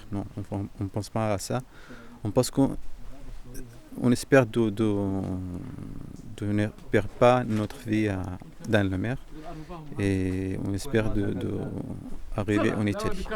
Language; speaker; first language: French; non-native, fluent; Arabic